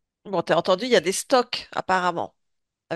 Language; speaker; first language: French; native; French